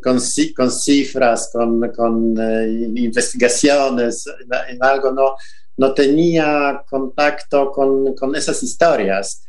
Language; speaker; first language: Spanish; non-native, fluent; Polish